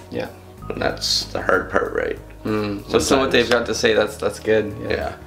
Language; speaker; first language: English; native; English